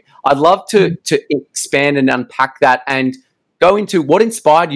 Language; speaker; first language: English; native; English